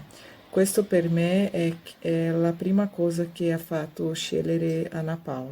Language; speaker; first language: Italian; non-native, learner; Portuguese